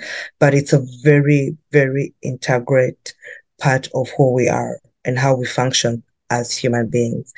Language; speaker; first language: English; non-native, local second language; Ganda